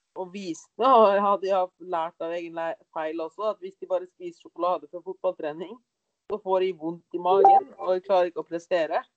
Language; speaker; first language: Norwegian; early bilingual, other home language; German